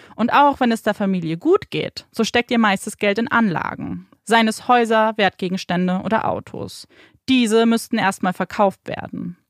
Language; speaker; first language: German; native; German